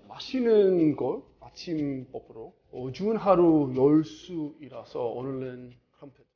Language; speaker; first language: Korean; non-native, learner; English